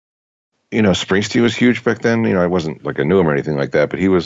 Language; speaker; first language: English; native; English